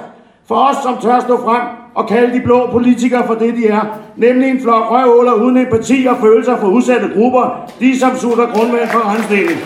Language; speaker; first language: Danish; native; Danish